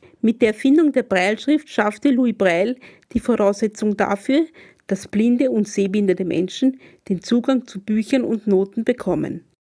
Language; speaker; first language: German; native; German